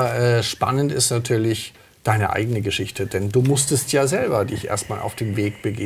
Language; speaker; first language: German; native; German